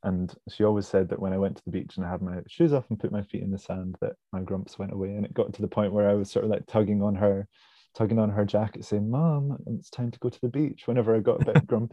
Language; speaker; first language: English; native; English